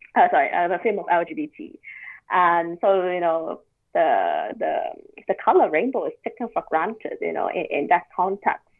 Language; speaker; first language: English; non-native, local second language; Cantonese